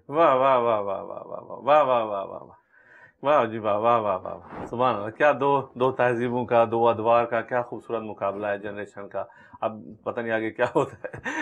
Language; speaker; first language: Urdu; native; Urdu